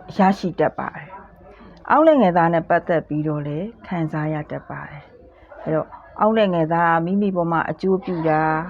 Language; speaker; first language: Burmese; native; Burmese